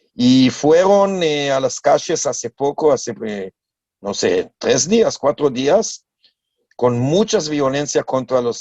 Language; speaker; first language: Spanish; non-native, learner; Hebrew